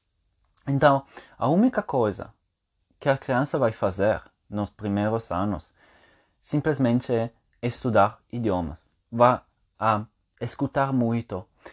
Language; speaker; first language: Portuguese; non-native, fluent; Italian